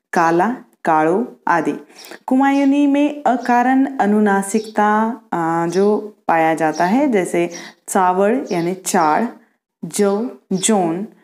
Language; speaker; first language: Hindi; non-native, local second language; Marathi